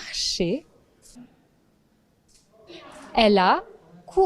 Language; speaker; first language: French; native; French